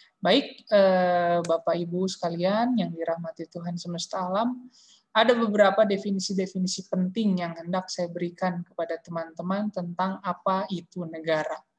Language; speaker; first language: Malay; non-native, local second language; Sundanese